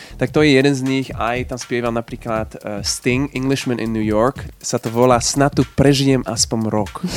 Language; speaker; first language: Slovak; non-native, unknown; Dutch